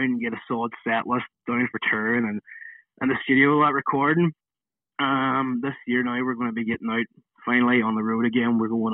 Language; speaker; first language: English; non-native, fluent; Spanish